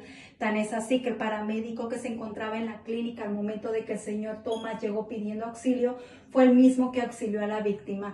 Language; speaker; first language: Spanish; native; Spanish